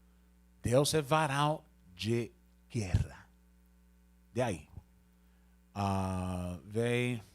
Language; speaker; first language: Portuguese; non-native, learner; Spanish